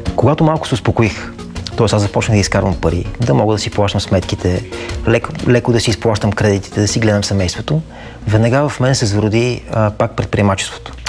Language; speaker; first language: Bulgarian; native; Bulgarian